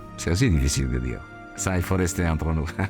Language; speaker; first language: French; non-native, fluent; Serbian